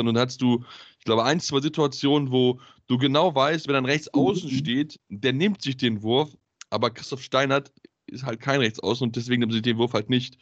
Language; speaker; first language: German; native; German